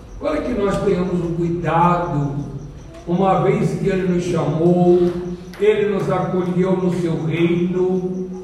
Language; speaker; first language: Portuguese; native; Portuguese